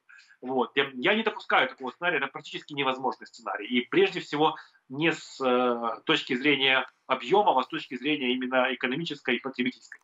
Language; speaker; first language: Russian; native; Russian